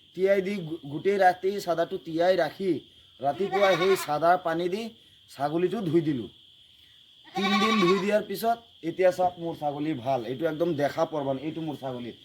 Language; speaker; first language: Assamese; non-native, local second language; Bangla